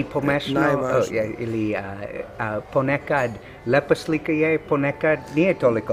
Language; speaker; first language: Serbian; non-native, learner; English